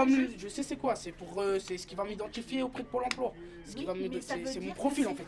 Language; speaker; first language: French; native; French